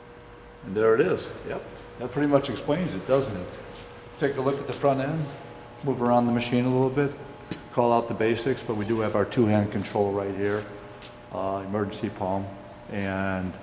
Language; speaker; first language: English; native; English